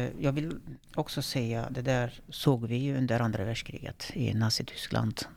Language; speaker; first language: Swedish; non-native, fluent; Turkish